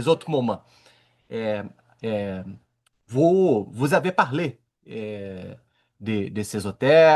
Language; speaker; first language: French; non-native, learner; Portuguese